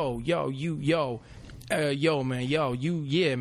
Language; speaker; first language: English; native; English